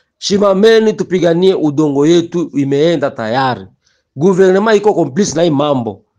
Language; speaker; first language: Swahili; native; Swahili